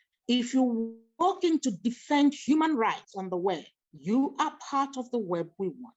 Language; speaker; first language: English; non-native, local second language; Igbo